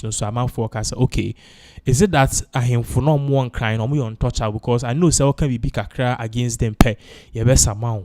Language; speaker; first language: English; non-native, local second language; Akan